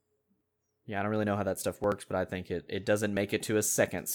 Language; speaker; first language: English; native; English